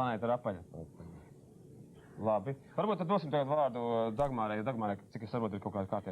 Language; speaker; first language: Latvian; native; Latvian